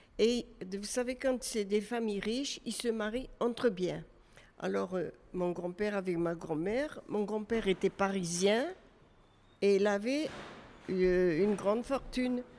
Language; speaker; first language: French; native; French